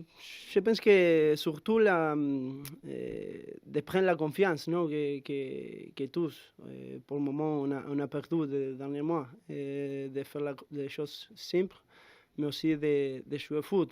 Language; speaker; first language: French; non-native, fluent; Spanish